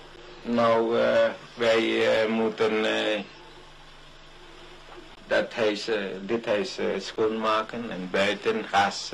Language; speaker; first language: Dutch; non-native, local second language; Malay